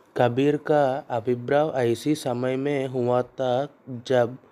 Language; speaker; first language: Hindi; non-native, local second language; Telugu